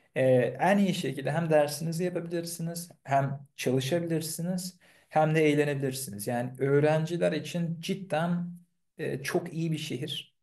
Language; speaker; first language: Turkish; early bilingual, heritage; Turkish